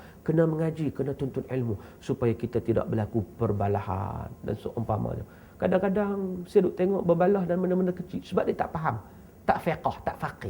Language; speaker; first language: Malay; native; Malay